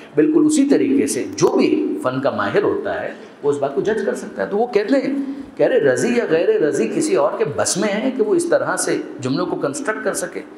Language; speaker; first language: Urdu; non-native, local second language; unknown